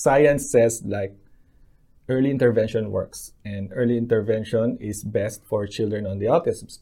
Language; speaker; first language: English; non-native, local second language; Filipino